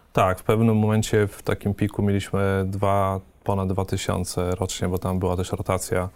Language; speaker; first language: Polish; native; Polish